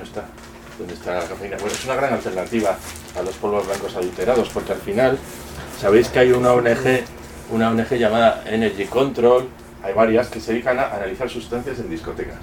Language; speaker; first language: Spanish; native; Spanish